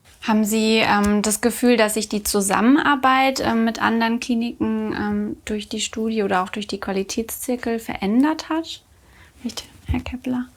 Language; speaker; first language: German; native; German